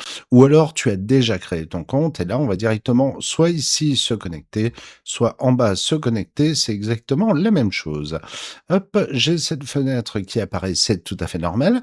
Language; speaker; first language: French; native; French